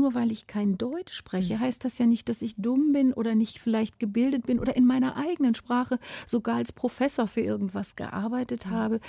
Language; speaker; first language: German; native; German